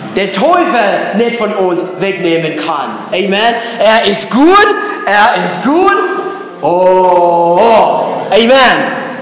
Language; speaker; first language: German; non-native, fluent; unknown